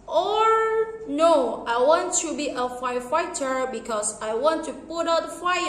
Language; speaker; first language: English; non-native, fluent; Indonesian